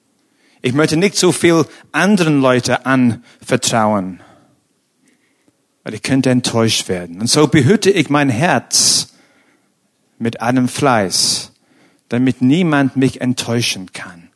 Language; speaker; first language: German; non-native, fluent; English